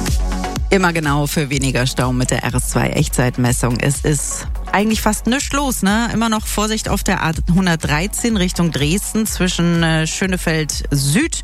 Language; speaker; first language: German; native; German